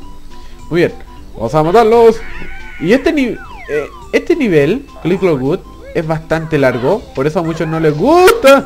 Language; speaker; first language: Spanish; native; Spanish